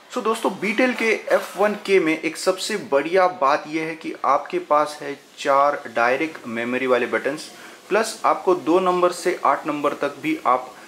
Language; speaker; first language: Hindi; non-native, local second language; Marathi